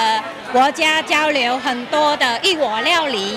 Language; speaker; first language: Chinese; non-native, fluent; Vietnamese